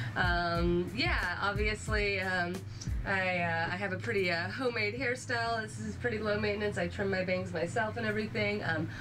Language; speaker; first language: English; native; English